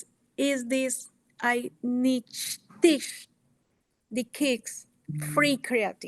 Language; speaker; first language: English; non-native, learner; Spanish